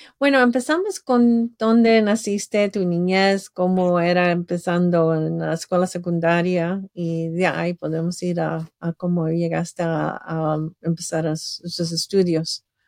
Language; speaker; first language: Spanish; early bilingual, heritage; Spanish